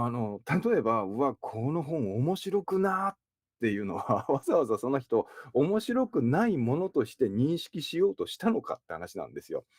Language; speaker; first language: Japanese; native; Japanese